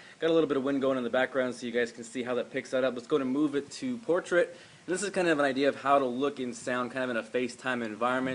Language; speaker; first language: English; native; English